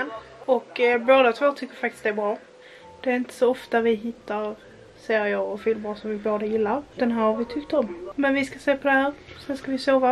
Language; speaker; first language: Swedish; native; Swedish